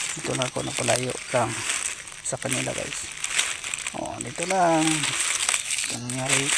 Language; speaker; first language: Filipino; non-native, local second language; Cebuano